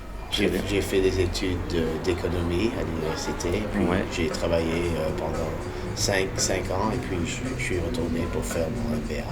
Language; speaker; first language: French; early bilingual, heritage; English